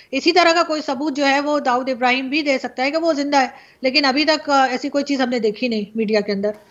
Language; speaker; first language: Urdu; native; Urdu